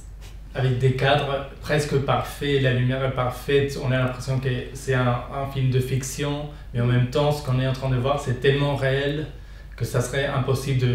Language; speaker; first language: French; non-native, fluent; Spanish